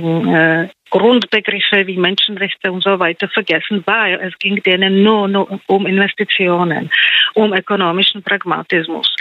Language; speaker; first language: German; non-native, fluent; Czech